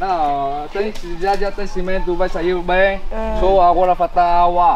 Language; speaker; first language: Portuguese; non-native, learner; Vietnamese